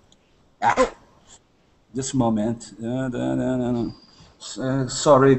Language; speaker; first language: English; non-native, learner; Russian